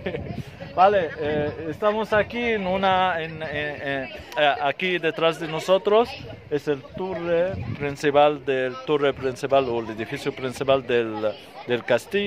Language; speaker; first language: Spanish; non-native, fluent; Arabic